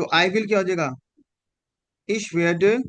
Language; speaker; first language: German; non-native, fluent; Hindi